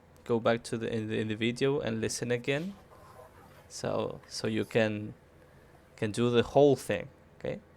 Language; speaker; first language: English; non-native, fluent; Spanish